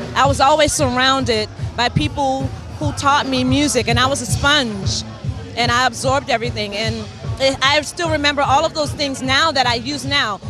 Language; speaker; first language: English; native; English